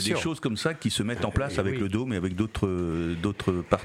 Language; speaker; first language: French; native; French